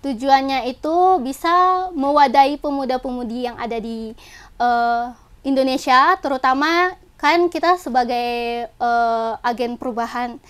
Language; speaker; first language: Indonesian; native; Indonesian